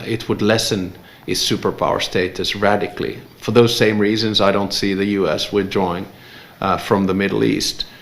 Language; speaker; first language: English; non-native, fluent; Finnish